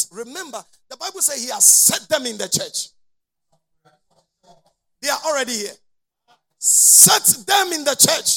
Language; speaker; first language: English; non-native, local second language; Akan